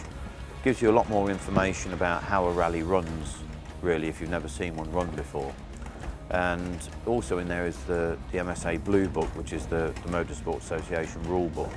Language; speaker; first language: English; native; English